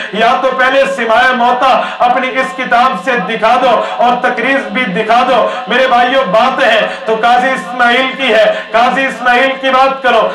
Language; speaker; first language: Urdu; non-native, local second language; Saraiki